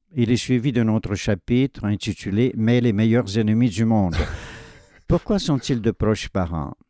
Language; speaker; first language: French; native; French